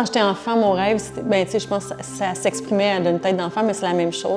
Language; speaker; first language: French; native; French